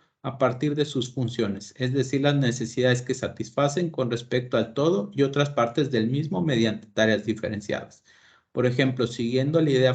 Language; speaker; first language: Spanish; native; Spanish